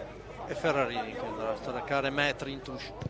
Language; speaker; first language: Italian; native; Italian